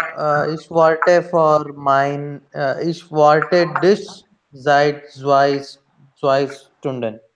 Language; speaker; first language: German; non-native, learner; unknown